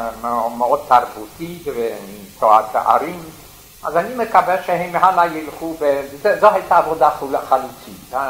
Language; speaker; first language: Hebrew; non-native, fluent; Yiddish